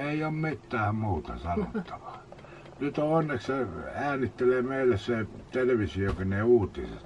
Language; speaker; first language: Finnish; native; Finnish